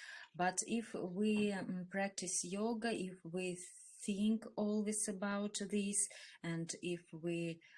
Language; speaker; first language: English; non-native, learner; Russian